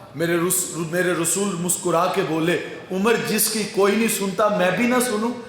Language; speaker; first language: Urdu; non-native, local second language; Punjabi